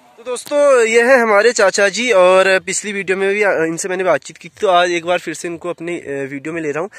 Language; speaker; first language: Hindi; native; Hindi